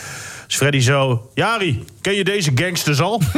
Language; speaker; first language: Dutch; native; Dutch